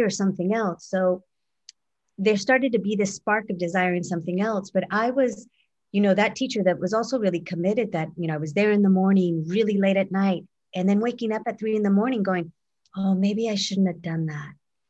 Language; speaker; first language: English; native; English